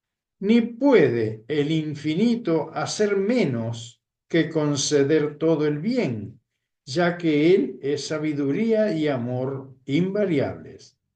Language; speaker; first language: Spanish; native; Spanish